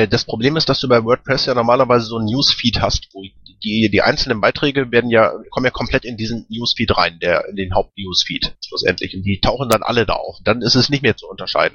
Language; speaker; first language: German; native; German